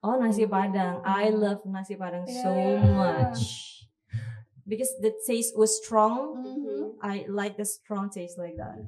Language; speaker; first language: English; non-native, fluent; Indonesian